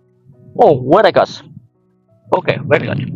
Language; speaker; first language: English; non-native, learner; Vietnamese